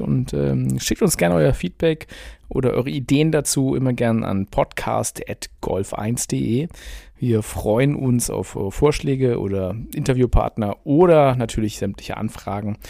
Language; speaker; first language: German; native; German